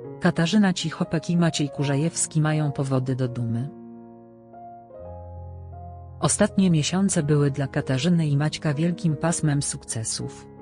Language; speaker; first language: Polish; native; Polish